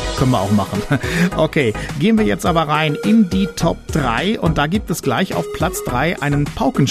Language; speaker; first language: German; native; German